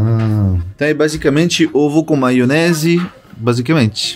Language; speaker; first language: Portuguese; non-native, fluent; French